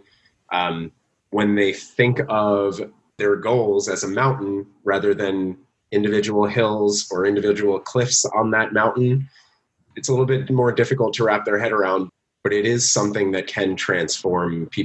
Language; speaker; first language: English; native; English